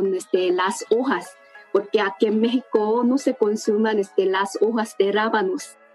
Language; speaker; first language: Spanish; non-native, learner; Korean